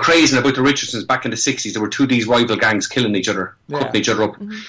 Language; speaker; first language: English; native; English